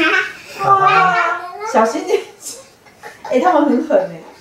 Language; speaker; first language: Chinese; native; Chinese